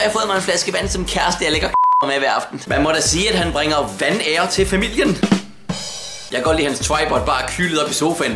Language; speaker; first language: Danish; native; Danish